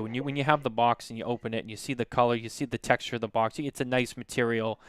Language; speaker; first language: English; native; English